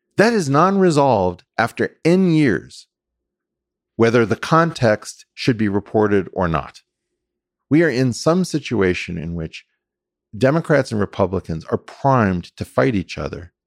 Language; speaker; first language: English; native; English